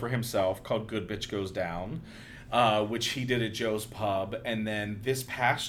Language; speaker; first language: English; native; English